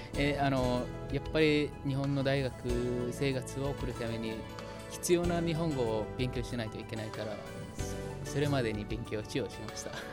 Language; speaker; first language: Japanese; non-native, fluent; Mongolian